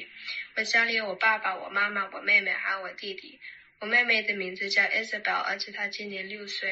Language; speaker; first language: Chinese; early bilingual, other home language; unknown